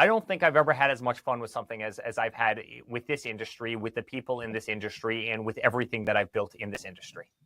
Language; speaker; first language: English; native; English